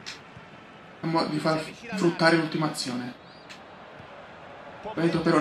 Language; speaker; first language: Italian; native; Italian